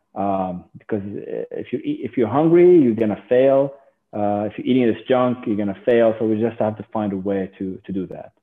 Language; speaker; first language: English; non-native, fluent; Arabic